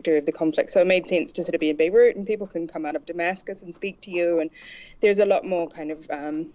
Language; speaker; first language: English; native; English